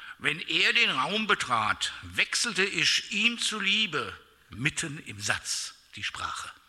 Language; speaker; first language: German; native; German